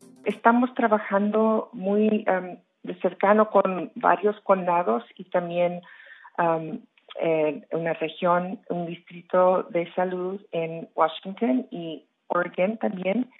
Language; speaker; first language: Spanish; early bilingual, heritage; Spanish